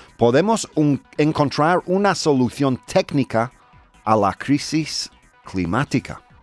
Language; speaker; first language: Spanish; non-native, fluent; English